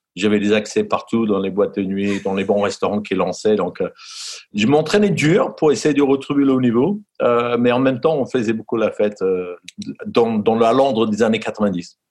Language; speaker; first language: French; non-native, fluent; English